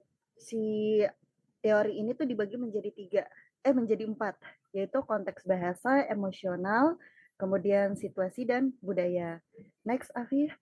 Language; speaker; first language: Indonesian; native; Indonesian